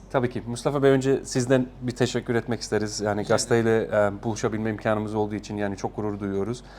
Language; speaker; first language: Turkish; early bilingual, heritage; Turkish